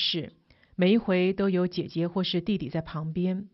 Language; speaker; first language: Chinese; native; Chinese